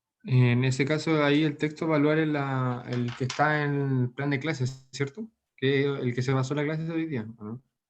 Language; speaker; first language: Spanish; native; Spanish